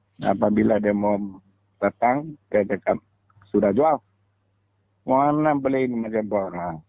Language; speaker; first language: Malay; non-native, local second language; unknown